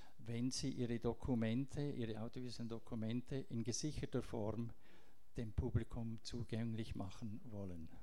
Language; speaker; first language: German; non-native, local second language; Italian